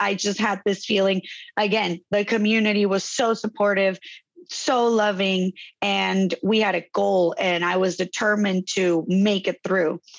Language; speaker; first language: English; non-native, fluent; Spanish